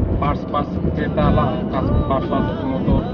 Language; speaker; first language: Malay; non-native, learner; Bangla